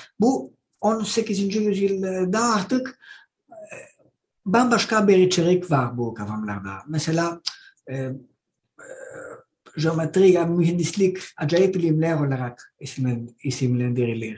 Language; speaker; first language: Turkish; non-native, fluent; Greek